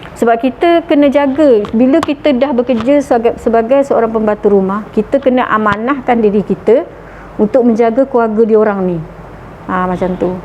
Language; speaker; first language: Malay; native; Malay